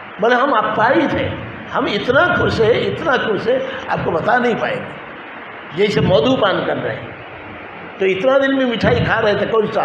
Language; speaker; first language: Hindi; non-native, local second language; Bangla